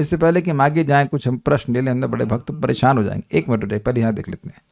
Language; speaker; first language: Hindi; native; Hindi